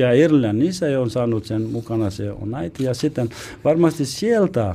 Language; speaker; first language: Finnish; non-native, learner; Albanian